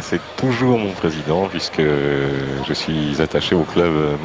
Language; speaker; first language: French; native; French